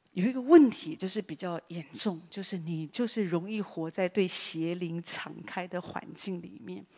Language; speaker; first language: Chinese; native; Chinese